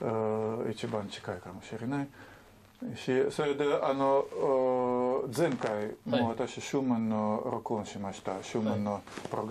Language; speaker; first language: Japanese; non-native, learner; Russian